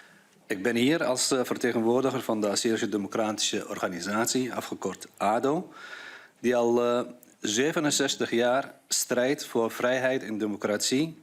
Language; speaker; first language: Dutch; non-native, fluent; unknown